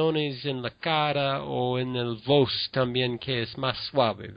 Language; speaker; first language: Spanish; non-native, learner; English